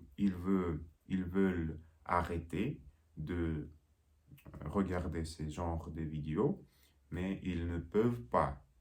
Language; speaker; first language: French; non-native, learner; Russian